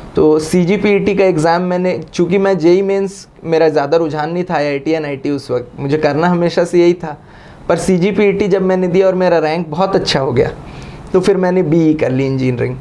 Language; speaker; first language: Hindi; native; Hindi